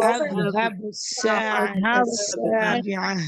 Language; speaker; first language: Arabic; non-native, learner; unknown